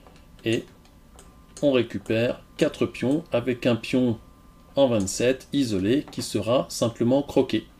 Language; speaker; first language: French; native; French